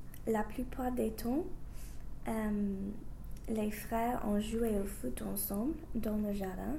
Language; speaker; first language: French; non-native, learner; English